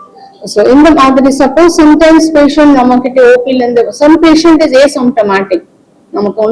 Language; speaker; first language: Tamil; non-native, local second language; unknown